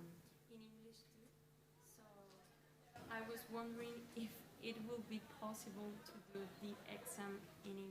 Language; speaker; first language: English; non-native, fluent; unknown